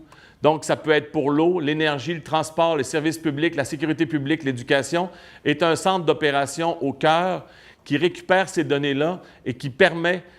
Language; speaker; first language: French; native; French